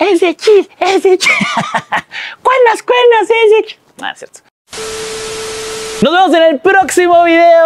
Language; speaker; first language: Spanish; native; Spanish